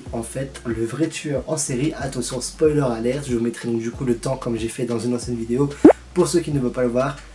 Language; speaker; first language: French; native; French